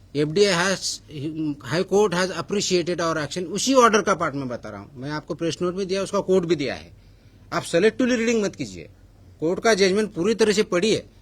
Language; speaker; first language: Hindi; non-native, local second language; Marathi